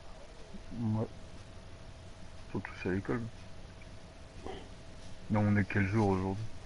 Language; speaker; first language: French; native; French